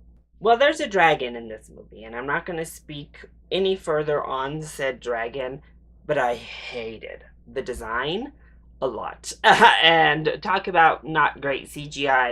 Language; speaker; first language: English; native; English